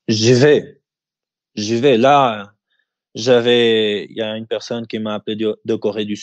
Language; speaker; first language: French; early bilingual, heritage; French